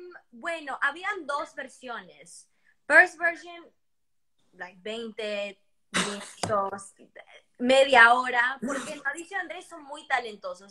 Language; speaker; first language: Spanish; early bilingual, heritage; Spanish